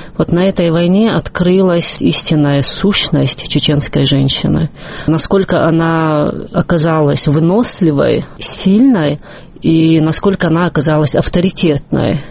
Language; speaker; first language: Russian; non-native, local second language; Chechen